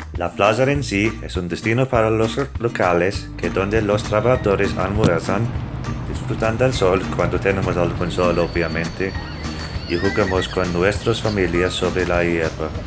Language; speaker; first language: Spanish; non-native, fluent; English